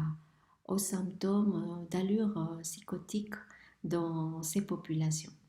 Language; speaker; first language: French; non-native, fluent; Spanish